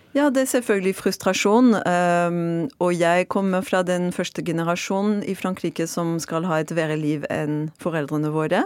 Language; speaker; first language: Norwegian; non-native, fluent; French